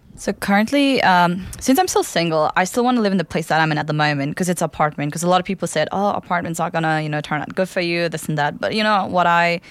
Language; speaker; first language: English; non-native, local second language; Nepali